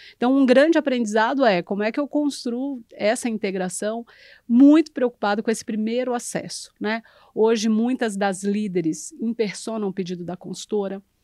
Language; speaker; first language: Portuguese; native; Portuguese